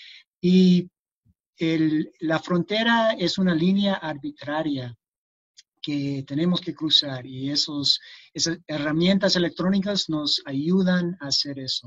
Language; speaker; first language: Spanish; non-native, fluent; English